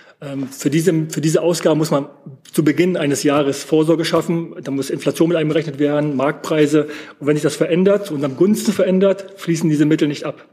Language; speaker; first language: German; native; German